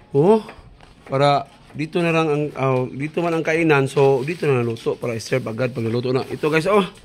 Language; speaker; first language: Filipino; non-native, local second language; Cebuano